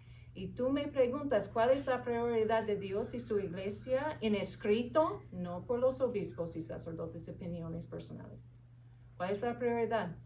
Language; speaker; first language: Spanish; non-native, fluent; English